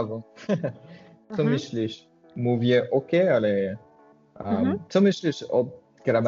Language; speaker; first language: Polish; non-native, learner; French